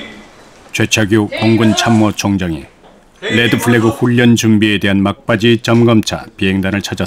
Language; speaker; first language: Korean; native; Korean